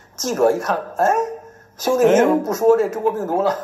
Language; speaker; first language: Chinese; native; Chinese